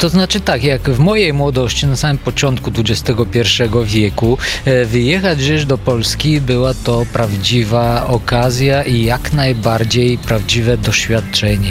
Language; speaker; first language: Polish; non-native, fluent; Bulgarian